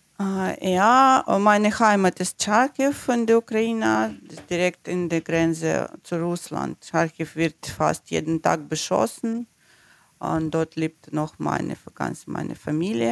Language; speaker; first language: German; non-native, learner; Ukrainian